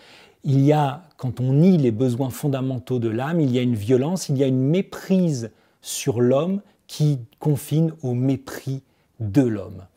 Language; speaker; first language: French; native; French